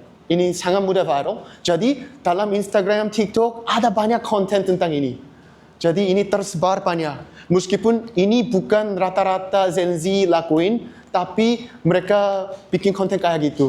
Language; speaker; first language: Indonesian; non-native, learner; Korean